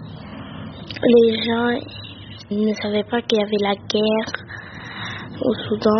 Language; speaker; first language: French; early bilingual, other home language; Arabic